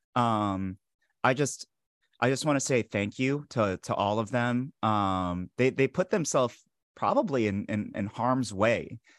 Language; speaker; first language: English; native; English